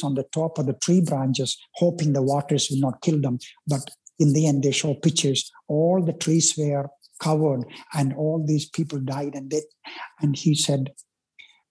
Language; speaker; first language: English; non-native, local second language; Malayalam